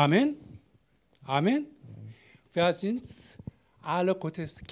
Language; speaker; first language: German; non-native, learner; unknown